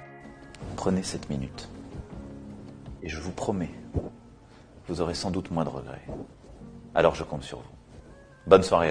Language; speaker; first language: French; native; French